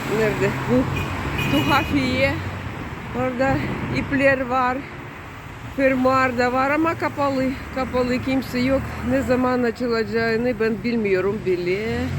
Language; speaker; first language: Turkish; non-native, learner; Russian